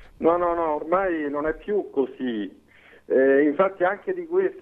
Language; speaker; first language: Italian; native; Italian